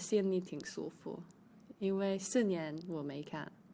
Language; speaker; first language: Chinese; early bilingual, heritage; English